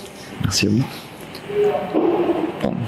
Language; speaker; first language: French; native; French